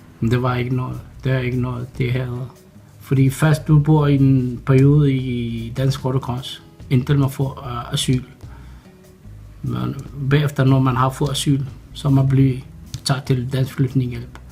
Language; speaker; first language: Danish; non-native, learner; Arabic